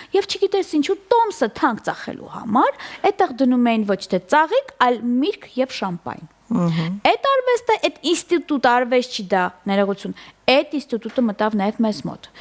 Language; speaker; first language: Armenian; native; Armenian